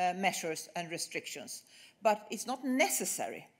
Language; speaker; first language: English; non-native, fluent; Swedish